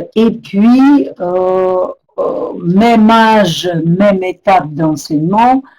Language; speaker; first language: French; non-native, fluent; Russian